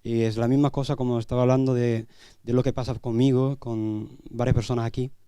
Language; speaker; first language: Spanish; non-native, fluent; English